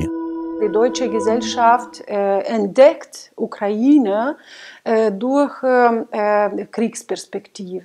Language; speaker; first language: German; non-native, fluent; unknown